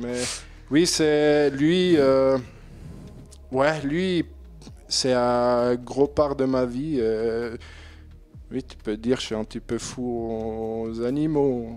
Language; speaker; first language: French; non-native, learner; German